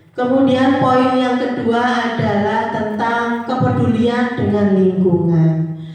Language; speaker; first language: Indonesian; non-native, local second language; Javanese